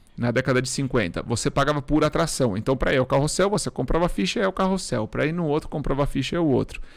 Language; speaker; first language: Portuguese; early bilingual, other home language; Spanish